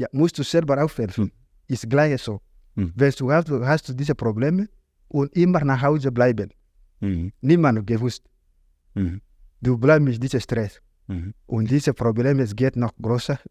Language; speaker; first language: German; non-native, learner; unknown